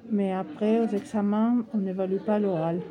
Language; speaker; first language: French; non-native, learner; Spanish